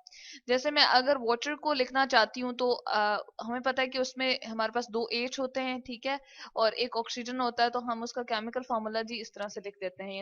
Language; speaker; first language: Hindi; non-native, local second language; Punjabi